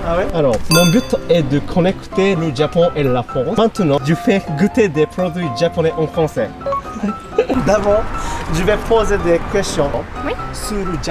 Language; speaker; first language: French; non-native, fluent; Japanese